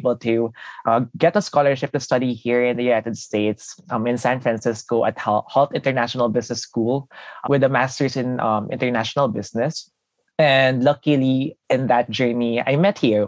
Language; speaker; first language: English; non-native, local second language; Filipino